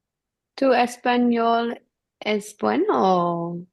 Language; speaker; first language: Spanish; non-native, learner; English